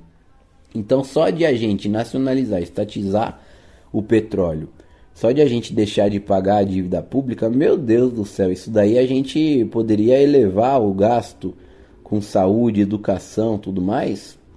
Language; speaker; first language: Portuguese; native; Portuguese